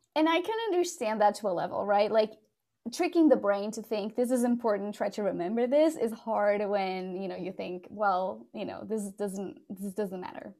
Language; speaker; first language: English; non-native, fluent; Portuguese